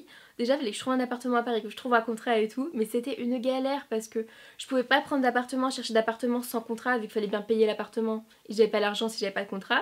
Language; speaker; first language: French; native; French